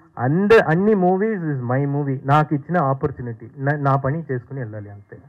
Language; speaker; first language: Telugu; non-native, fluent; Tamil